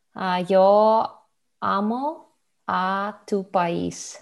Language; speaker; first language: Spanish; non-native, learner; Russian